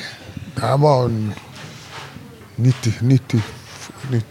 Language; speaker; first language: Swedish; early bilingual, other home language; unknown